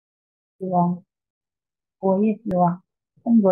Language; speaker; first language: Chinese; non-native, learner; Indonesian